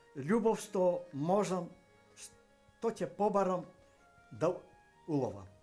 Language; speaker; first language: Macedonian; native; Macedonian